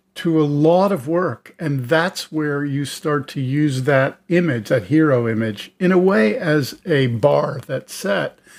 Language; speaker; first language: English; native; English